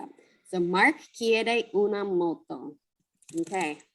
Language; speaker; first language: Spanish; non-native, fluent; English